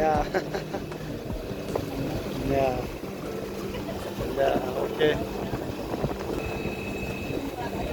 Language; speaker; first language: English; non-native, learner; Nepali